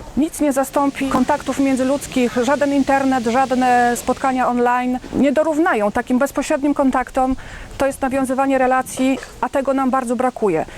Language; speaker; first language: Polish; native; Polish